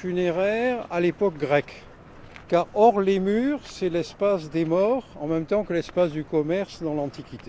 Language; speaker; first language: French; native; French